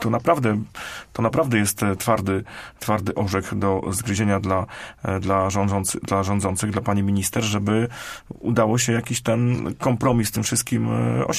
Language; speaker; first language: Polish; native; Polish